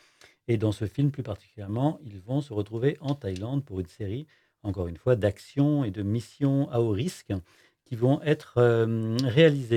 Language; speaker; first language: French; native; French